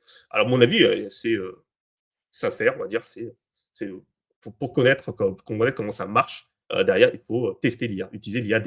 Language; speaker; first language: French; native; French